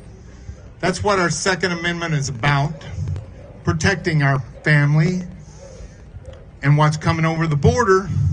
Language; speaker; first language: English; native; English